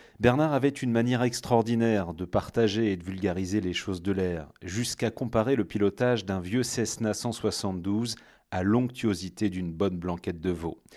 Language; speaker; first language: French; native; French